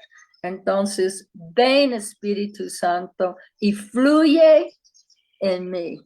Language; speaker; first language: Spanish; non-native, fluent; English